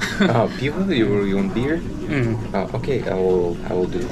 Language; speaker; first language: English; non-native, fluent; Russian